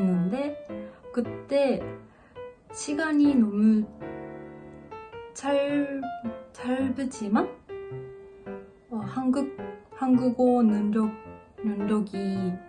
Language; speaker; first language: Korean; non-native, learner; Japanese